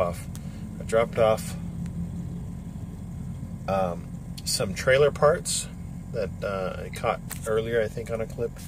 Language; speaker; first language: English; native; English